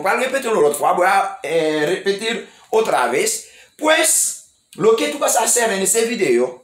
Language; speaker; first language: Spanish; non-native, learner; Haitian Creole